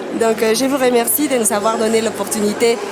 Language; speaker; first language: French; non-native, fluent; Spanish